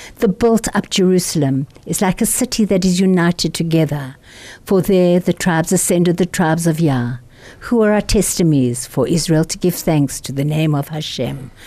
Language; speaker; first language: English; native; English